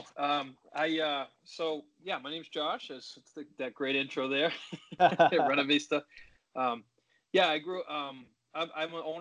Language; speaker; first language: English; native; English